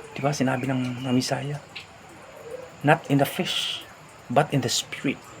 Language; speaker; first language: Filipino; non-native, local second language; Cebuano